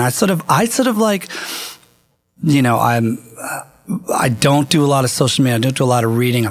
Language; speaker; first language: English; native; English